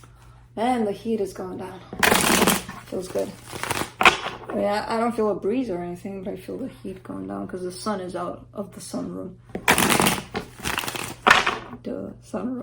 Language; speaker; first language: English; native; English